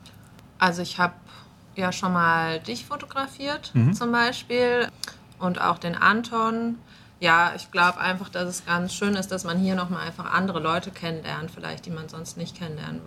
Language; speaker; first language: German; native; German